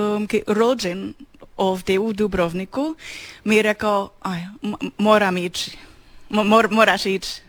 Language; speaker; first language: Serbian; non-native, learner; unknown